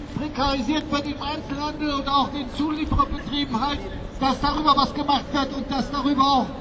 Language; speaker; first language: German; native; German